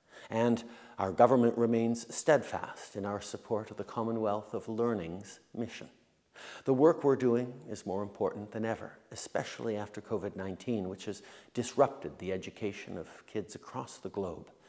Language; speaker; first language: English; native; English